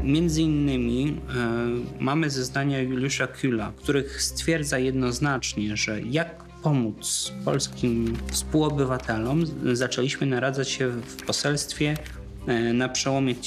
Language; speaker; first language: Polish; native; Polish